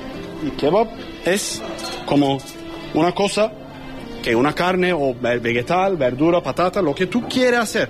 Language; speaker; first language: Spanish; non-native, learner; Turkish